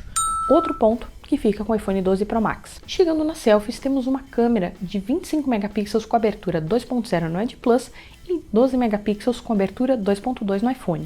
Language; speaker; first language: Portuguese; native; Portuguese